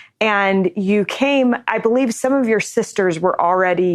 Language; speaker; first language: English; native; English